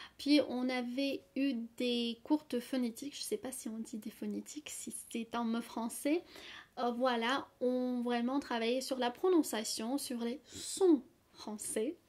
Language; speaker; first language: French; non-native, fluent; Russian